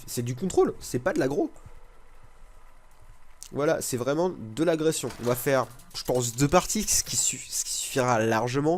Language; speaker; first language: French; native; French